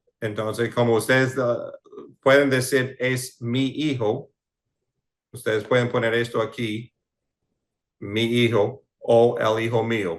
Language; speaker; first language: Spanish; non-native, fluent; English